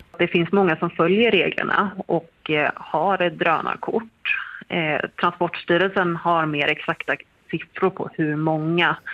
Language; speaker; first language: Swedish; native; Swedish